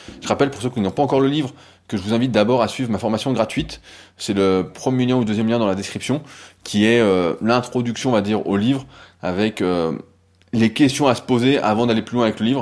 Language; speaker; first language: French; native; French